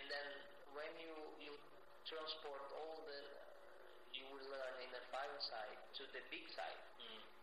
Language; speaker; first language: English; non-native, learner; Portuguese